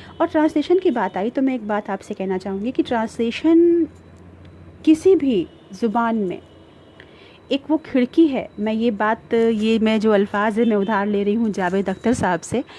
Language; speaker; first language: Hindi; native; Hindi